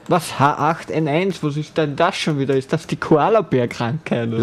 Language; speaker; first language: German; native; German